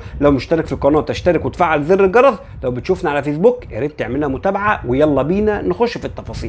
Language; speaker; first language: Arabic; native; Arabic